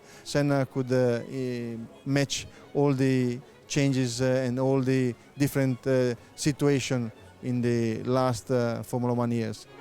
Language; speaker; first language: English; non-native, fluent; Italian